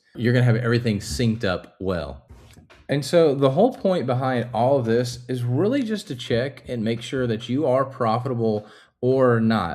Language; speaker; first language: English; native; English